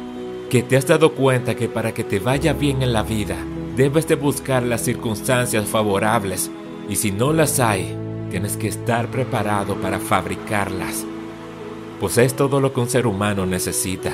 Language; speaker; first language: Spanish; native; Spanish